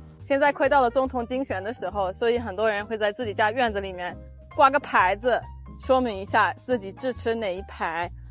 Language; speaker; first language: Chinese; non-native, fluent; English